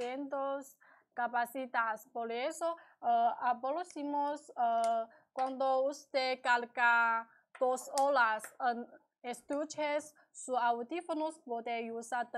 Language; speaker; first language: Spanish; non-native, learner; Chinese